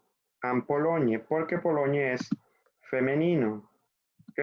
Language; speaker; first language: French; non-native, fluent; Spanish